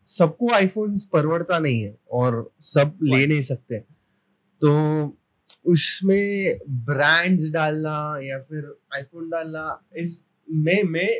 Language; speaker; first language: Hindi; non-native, local second language; Marathi